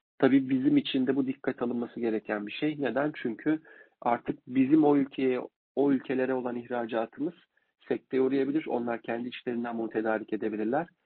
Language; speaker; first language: Turkish; native; Turkish